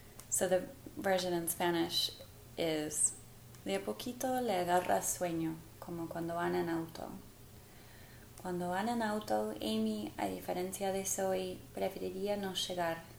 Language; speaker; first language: Spanish; non-native, fluent; English